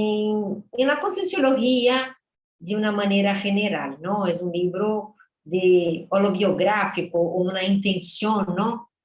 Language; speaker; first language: Spanish; non-native, fluent; Portuguese